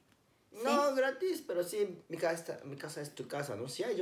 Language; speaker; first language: Spanish; non-native, learner; Japanese